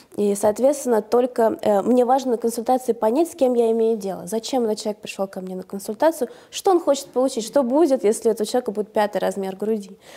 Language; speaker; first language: Russian; native; Russian